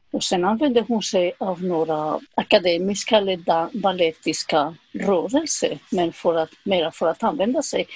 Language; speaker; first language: Swedish; non-native, fluent; Spanish